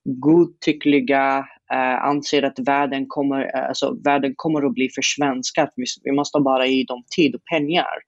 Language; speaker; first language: Swedish; non-native, fluent; Arabic